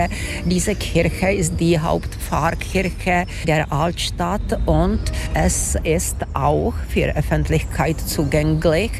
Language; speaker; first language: German; non-native, fluent; Czech